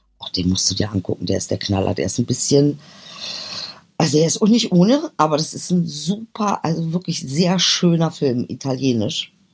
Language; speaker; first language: German; early bilingual, other home language; Turkish